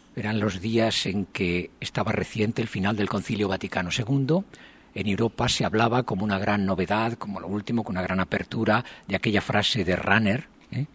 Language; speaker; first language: Spanish; native; Spanish